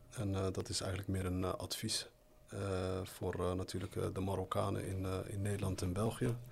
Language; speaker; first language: Dutch; early bilingual, other home language; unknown